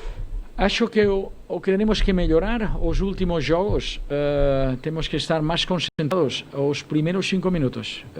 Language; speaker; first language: Portuguese; non-native, fluent; Spanish